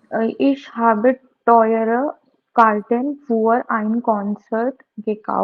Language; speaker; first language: German; non-native, learner; Hindi